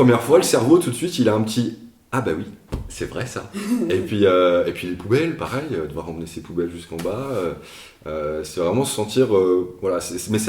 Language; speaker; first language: French; native; French